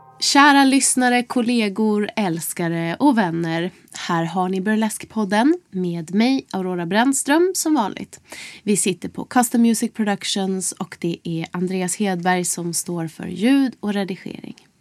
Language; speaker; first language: Swedish; native; Swedish